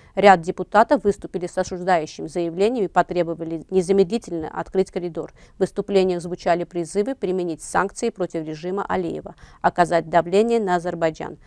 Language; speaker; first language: Russian; non-native, local second language; Armenian